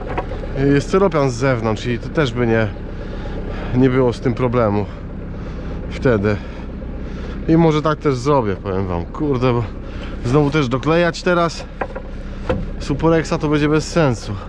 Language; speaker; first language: Polish; native; Polish